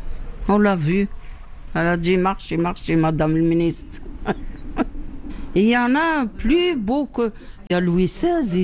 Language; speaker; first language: French; non-native, learner; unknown